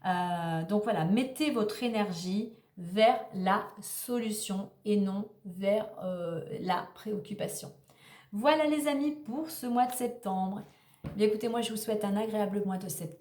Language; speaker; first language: French; native; French